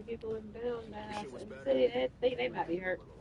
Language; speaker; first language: English; native; English